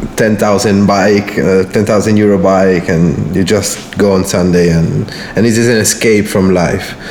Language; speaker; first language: English; non-native, fluent; Italian